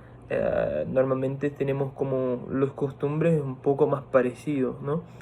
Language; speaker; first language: Spanish; non-native, fluent; Portuguese